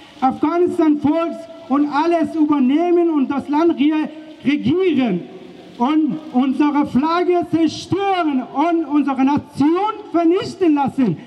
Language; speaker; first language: German; non-native, fluent; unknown